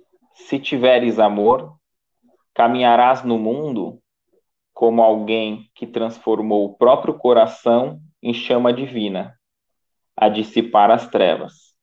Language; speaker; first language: Portuguese; native; Portuguese